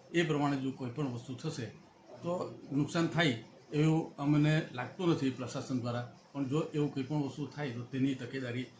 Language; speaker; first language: Gujarati; non-native, local second language; Hindi